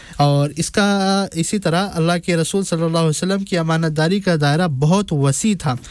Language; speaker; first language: Urdu; native; Urdu